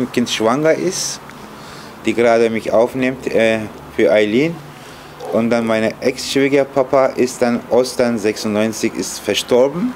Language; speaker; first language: German; non-native, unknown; Turkish